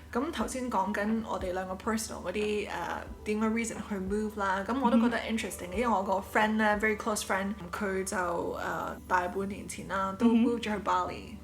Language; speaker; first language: Cantonese; early bilingual, heritage; Cantonese